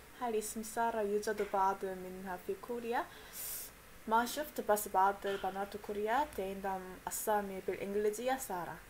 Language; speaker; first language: Arabic; non-native, fluent; Korean